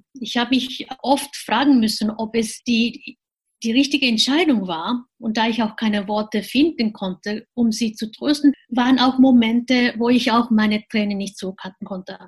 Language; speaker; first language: German; non-native, fluent; Japanese